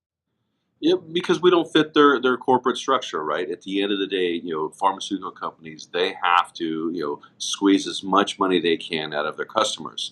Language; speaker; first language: English; native; English